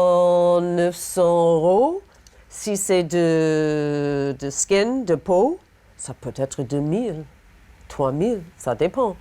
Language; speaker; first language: French; non-native, fluent; English